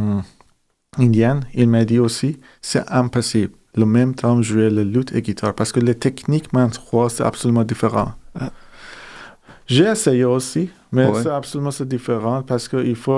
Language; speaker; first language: French; non-native, fluent; Persian